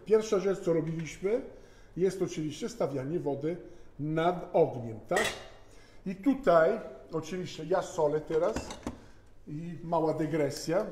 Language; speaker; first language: Polish; non-native, fluent; Italian